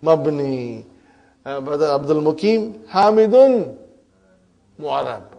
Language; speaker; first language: Arabic; non-native, learner; Urdu